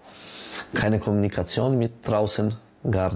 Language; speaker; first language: German; non-native, local second language; French